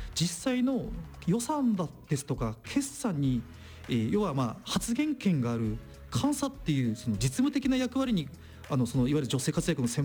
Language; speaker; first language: Japanese; native; Japanese